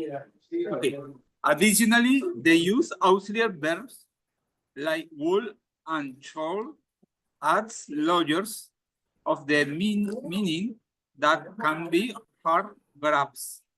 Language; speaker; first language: English; non-native, learner; Spanish